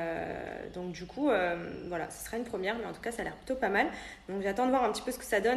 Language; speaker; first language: French; native; French